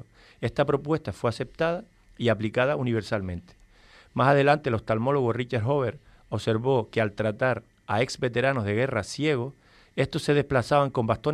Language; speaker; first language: Spanish; native; Spanish